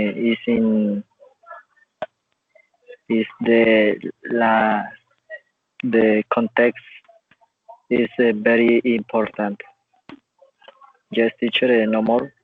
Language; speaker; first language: English; non-native, learner; Spanish